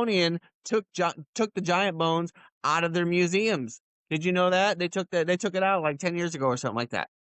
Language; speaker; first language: English; native; English